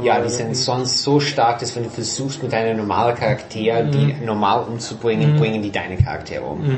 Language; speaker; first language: German; non-native, fluent; English